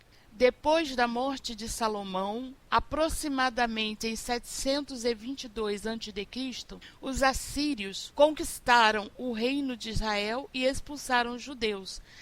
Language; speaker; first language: Portuguese; native; Portuguese